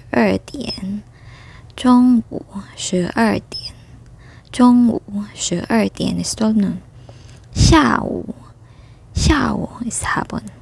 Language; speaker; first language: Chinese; non-native, fluent; Filipino